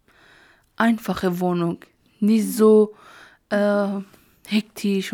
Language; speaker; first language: German; non-native, learner; Persian